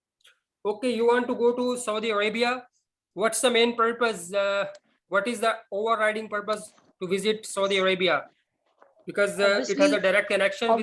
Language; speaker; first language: English; non-native, local second language; Urdu